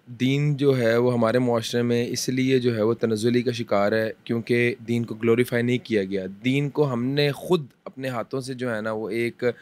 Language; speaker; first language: Urdu; early bilingual, heritage; Urdu